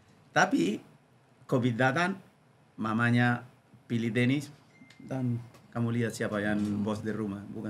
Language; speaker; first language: Indonesian; non-native, learner; Spanish